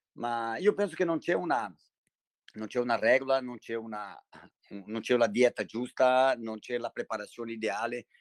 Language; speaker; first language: Italian; non-native, fluent; Portuguese